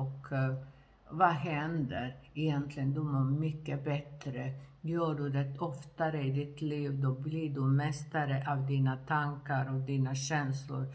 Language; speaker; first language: Swedish; non-native, fluent; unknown